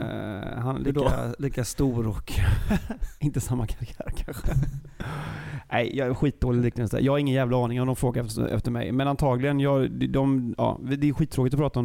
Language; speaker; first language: Swedish; native; Swedish